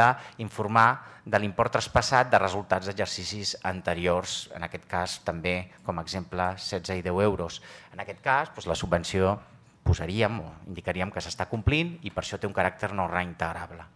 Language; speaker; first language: Catalan; native; Catalan